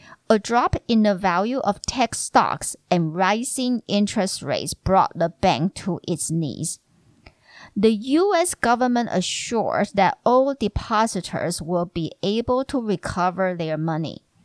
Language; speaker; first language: English; non-native, fluent; Chinese